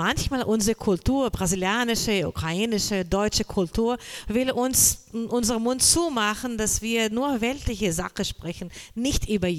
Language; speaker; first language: German; non-native, learner; Portuguese